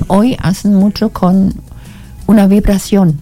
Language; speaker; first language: Spanish; non-native, learner; German